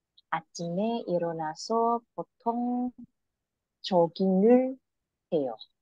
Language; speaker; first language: Korean; non-native, learner; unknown